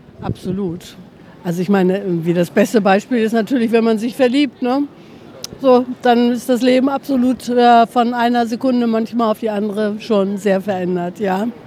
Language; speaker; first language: German; native; German